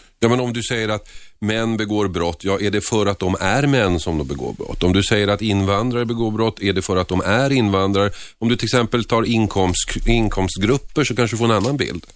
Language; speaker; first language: Swedish; early bilingual, other home language; Finnish